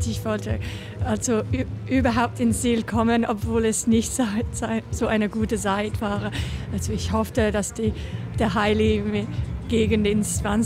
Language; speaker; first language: German; non-native, learner; English